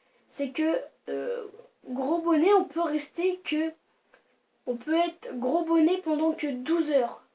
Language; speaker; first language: French; native; French